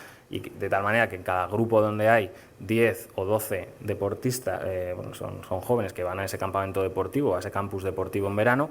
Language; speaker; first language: Spanish; native; Spanish